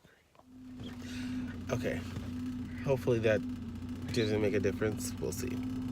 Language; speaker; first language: English; native; English